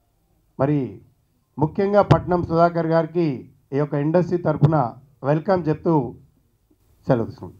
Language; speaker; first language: Telugu; native; Telugu